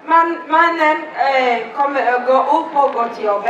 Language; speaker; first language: Swedish; non-native, learner; Swahili